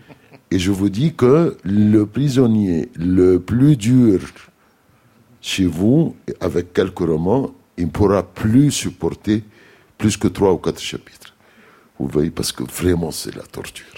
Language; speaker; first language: French; non-native, fluent; Arabic